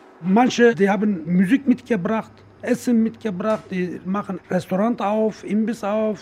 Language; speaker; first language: German; non-native, learner; Kurdish